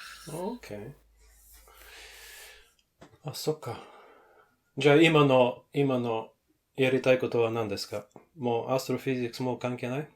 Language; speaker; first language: Japanese; non-native, fluent; Bulgarian